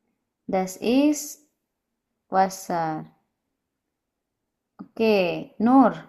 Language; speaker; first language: German; non-native, fluent; Indonesian